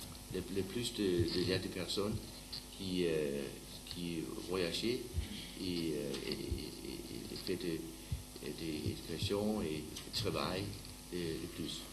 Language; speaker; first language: French; non-native, learner; Danish